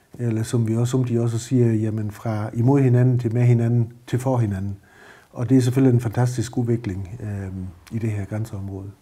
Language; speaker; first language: Danish; native; Danish